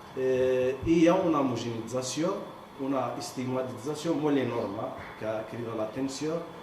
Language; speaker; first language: Catalan; non-native, fluent; Arabic